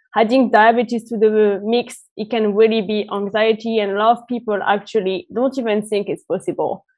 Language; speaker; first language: English; non-native, fluent; French